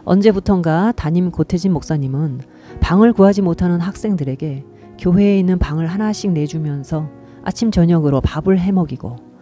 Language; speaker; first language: Korean; native; Korean